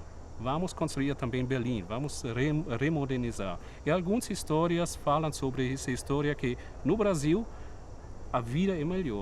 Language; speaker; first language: Portuguese; non-native, fluent; German